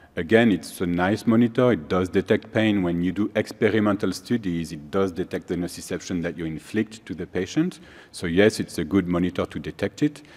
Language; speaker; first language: English; non-native, fluent; French